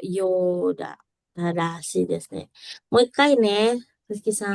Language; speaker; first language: Japanese; non-native, fluent; Indonesian